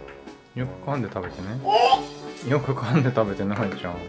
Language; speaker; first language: Japanese; native; Japanese